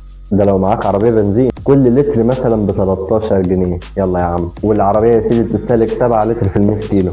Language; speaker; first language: Arabic; native; Arabic